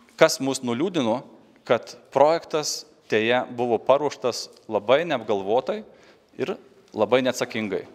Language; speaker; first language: Lithuanian; native; Lithuanian